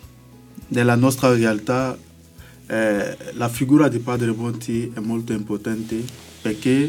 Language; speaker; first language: Italian; non-native, learner; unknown